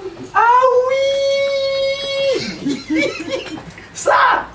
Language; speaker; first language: French; non-native, local second language; Bambara